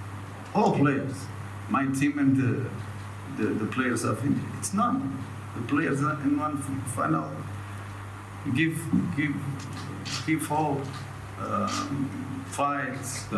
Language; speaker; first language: English; non-native, learner; Portuguese